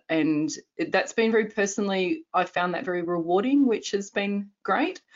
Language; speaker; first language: English; native; English